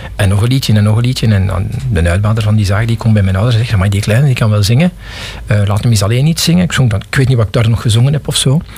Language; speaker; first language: Dutch; native; Dutch